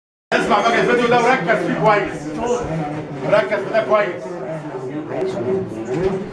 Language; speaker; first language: Arabic; native; Arabic